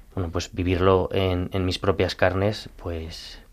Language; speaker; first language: Spanish; native; Spanish